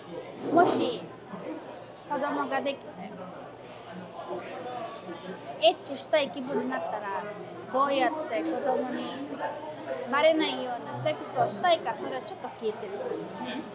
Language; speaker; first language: Japanese; non-native, fluent; Filipino